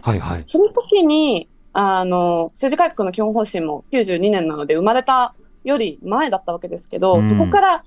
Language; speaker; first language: Japanese; native; Japanese